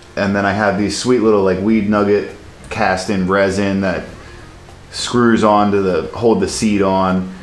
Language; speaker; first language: English; native; English